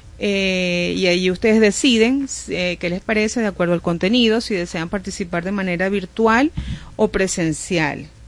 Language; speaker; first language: Spanish; native; Spanish